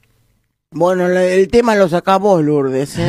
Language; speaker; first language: Spanish; native; Spanish